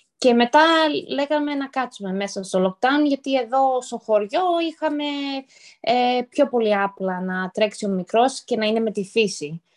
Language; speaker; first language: Greek; early bilingual, heritage; Greek